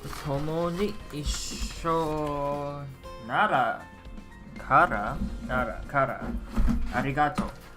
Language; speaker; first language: Japanese; non-native, learner; English